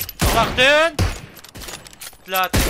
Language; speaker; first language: Arabic; native; Arabic